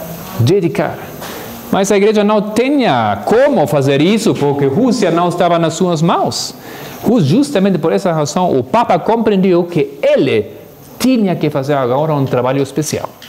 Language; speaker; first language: Portuguese; non-native, fluent; Spanish